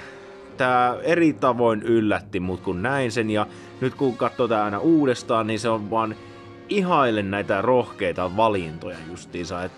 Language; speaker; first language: Finnish; native; Finnish